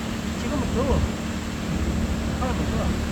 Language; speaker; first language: Korean; non-native, learner; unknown